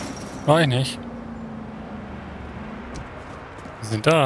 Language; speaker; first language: German; native; German